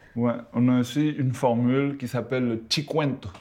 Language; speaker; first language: French; early bilingual, other home language; Spanish